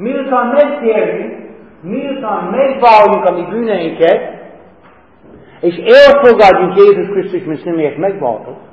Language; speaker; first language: Hungarian; non-native, learner; English